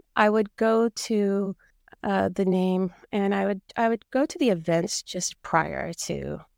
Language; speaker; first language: English; native; English